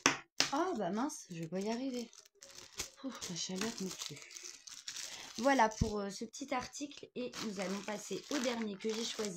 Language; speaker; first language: French; native; French